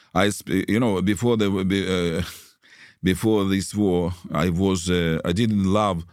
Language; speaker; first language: English; non-native, learner; Russian